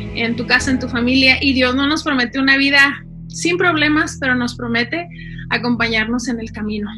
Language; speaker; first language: Spanish; native; Spanish